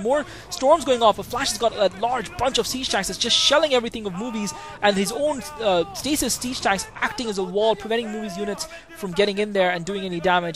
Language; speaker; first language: English; native; English